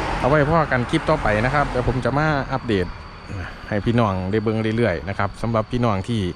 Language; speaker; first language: Thai; non-native, local second language; Lao